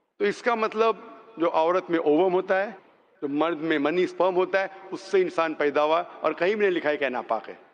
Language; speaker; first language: Hindi; non-native, local second language; Konkani